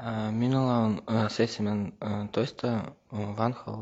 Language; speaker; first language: Finnish; non-native, learner; Russian